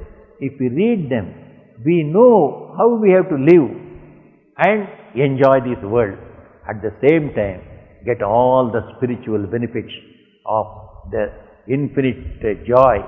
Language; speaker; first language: English; non-native, local second language; Tamil